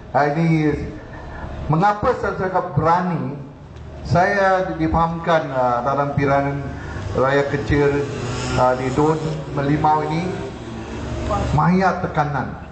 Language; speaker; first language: Malay; non-native, local second language; Chinese